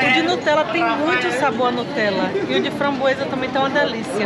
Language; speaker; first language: Portuguese; non-native, learner; Spanish